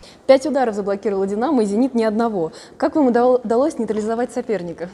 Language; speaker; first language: Russian; native; Russian